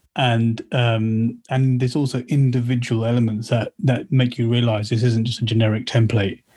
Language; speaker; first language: English; native; English